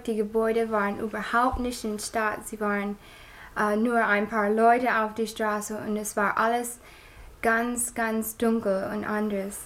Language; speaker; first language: German; non-native, learner; English